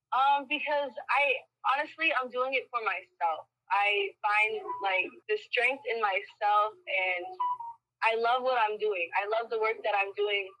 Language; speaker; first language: English; early bilingual, other home language; Spanish